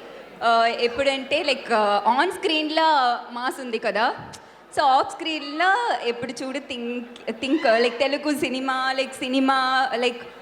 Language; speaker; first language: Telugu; non-native, learner; Tamil